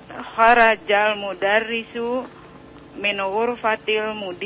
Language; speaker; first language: Arabic; non-native, learner; Indonesian